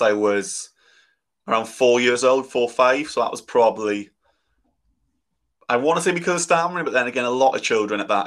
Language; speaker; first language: English; native; English